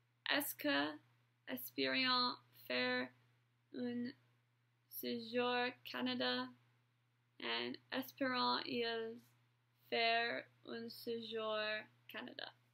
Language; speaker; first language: French; non-native, learner; English